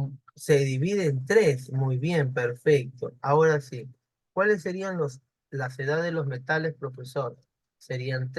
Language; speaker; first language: Spanish; native; Spanish